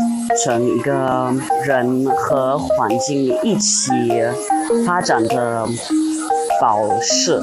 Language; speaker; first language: Chinese; non-native, fluent; German